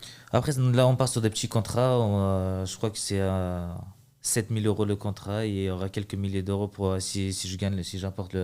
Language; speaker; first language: French; early bilingual, other home language; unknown